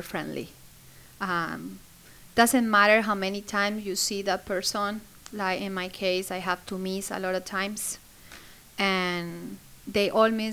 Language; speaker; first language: English; non-native, fluent; Spanish